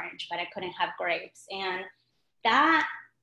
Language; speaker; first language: English; non-native, fluent; Spanish